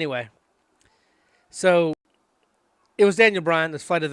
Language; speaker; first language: English; native; English